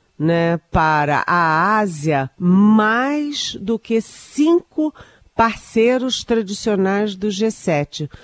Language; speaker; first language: Portuguese; native; Portuguese